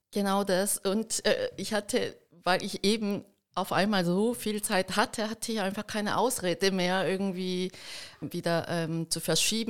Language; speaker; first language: German; early bilingual, heritage; Korean